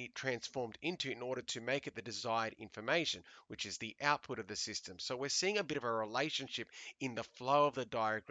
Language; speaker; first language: English; native; English